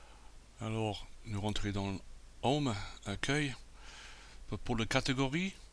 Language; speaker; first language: French; non-native, fluent; English